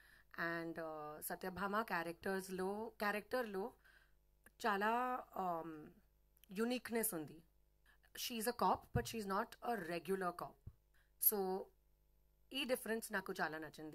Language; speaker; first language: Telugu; non-native, learner; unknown